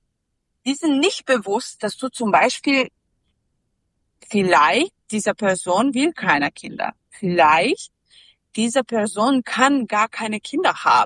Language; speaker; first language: German; non-native, learner; Serbian